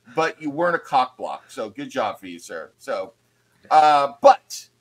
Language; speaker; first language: English; native; English